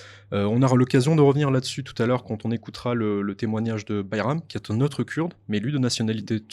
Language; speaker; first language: French; native; French